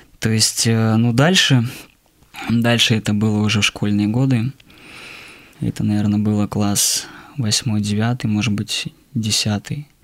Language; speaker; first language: Russian; native; Russian